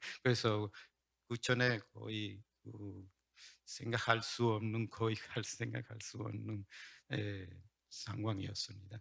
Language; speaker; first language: Korean; non-native, learner; Spanish